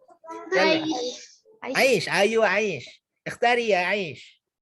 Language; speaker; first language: Arabic; non-native, fluent; Indonesian